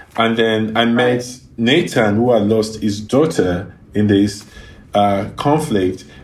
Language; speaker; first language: English; non-native, local second language; Yoruba